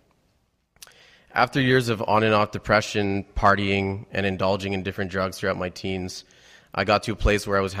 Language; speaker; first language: English; native; English